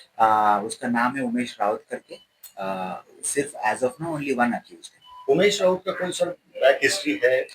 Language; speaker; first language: Hindi; non-native, local second language; Marathi